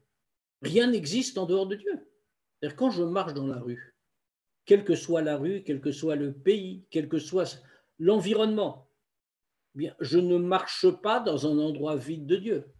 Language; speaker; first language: French; native; French